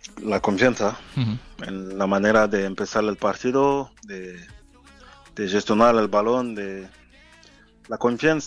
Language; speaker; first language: Spanish; non-native, fluent; French